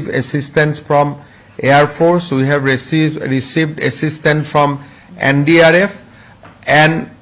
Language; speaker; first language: English; non-native, local second language; Assamese